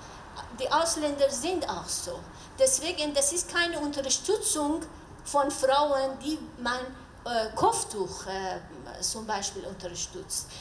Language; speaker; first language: German; non-native, learner; Persian